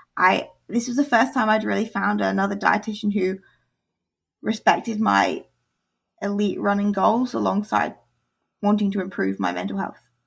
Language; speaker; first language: English; native; English